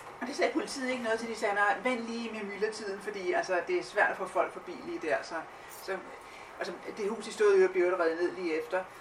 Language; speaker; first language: Danish; native; Danish